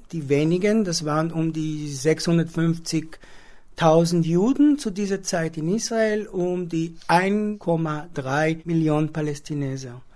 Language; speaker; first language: German; non-native, fluent; Hebrew